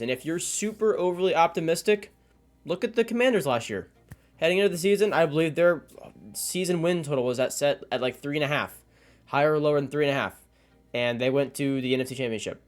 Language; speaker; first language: English; native; English